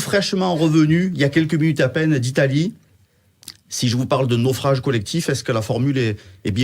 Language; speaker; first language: French; native; French